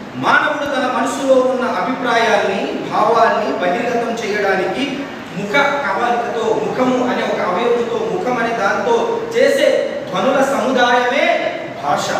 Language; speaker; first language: Telugu; non-native, local second language; Odia